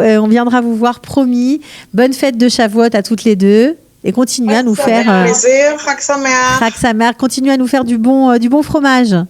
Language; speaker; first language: French; native; French